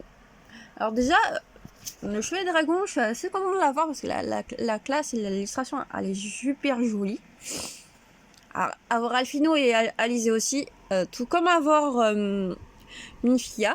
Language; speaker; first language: French; native; French